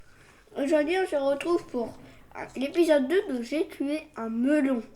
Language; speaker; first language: French; native; French